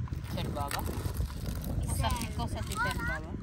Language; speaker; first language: Italian; early bilingual, other home language; Filipino